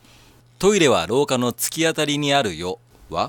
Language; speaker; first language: Japanese; native; Japanese